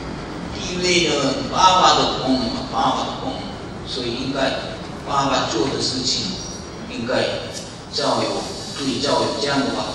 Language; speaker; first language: Chinese; non-native, learner; Korean